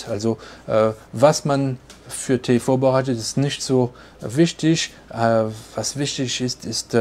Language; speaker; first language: German; non-native, fluent; French